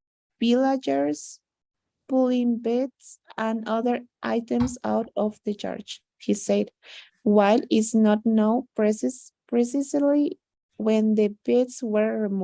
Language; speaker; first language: English; non-native, learner; Spanish